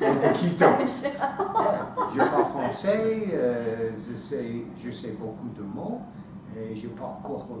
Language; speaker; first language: French; non-native, learner; English